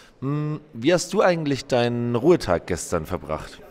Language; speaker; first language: German; native; German